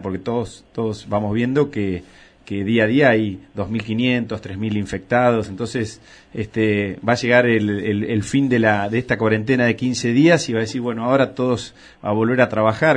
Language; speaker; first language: Spanish; native; Spanish